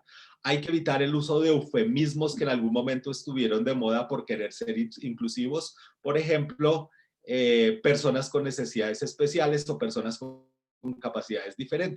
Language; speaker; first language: Spanish; native; Spanish